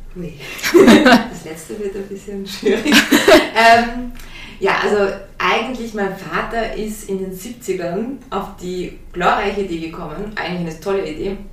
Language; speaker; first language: German; early bilingual, heritage; German